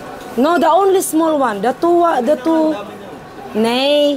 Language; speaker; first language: English; non-native, local second language; Filipino